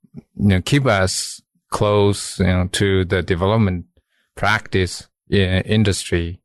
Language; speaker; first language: English; non-native, fluent; Chinese